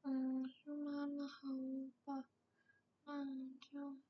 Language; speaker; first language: Chinese; non-native, learner; Indonesian